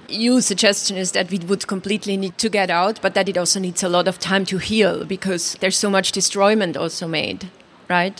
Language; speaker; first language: English; non-native, fluent; German